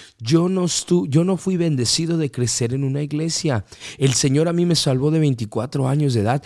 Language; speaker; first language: Spanish; early bilingual, heritage; Spanish